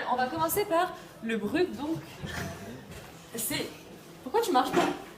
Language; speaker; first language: French; native; French